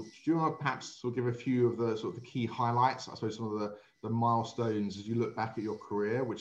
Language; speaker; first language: English; native; English